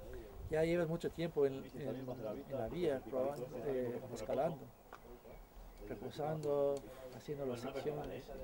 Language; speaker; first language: Spanish; non-native, fluent; English